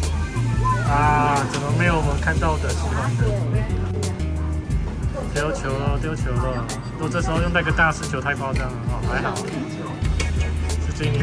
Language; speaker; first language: Chinese; native; Chinese